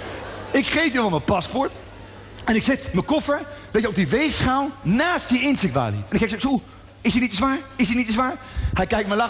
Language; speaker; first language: Dutch; native; Dutch